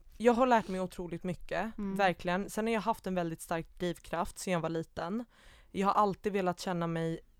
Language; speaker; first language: Swedish; early bilingual, other home language; Baluchi